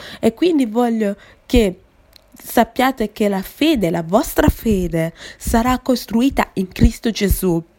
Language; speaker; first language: Italian; non-native, fluent; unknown